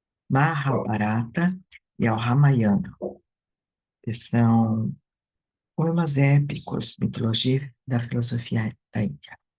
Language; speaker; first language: Portuguese; native; Portuguese